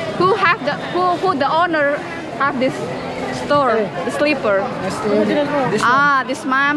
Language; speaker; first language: English; non-native, learner; Indonesian